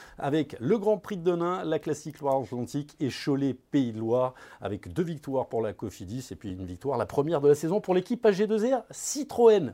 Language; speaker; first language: French; native; French